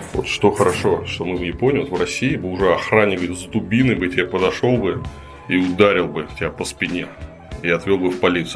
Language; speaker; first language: Russian; native; Russian